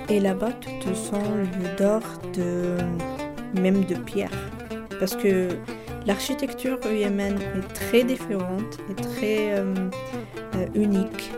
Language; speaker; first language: French; non-native, local second language; Arabic